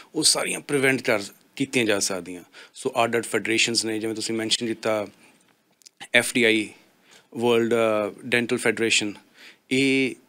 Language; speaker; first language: Punjabi; native; Punjabi